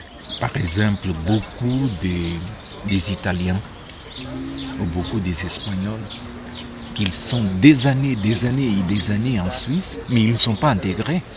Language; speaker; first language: French; non-native, fluent; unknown